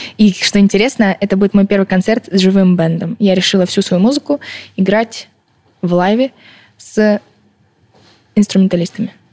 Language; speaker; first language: Russian; early bilingual, other home language; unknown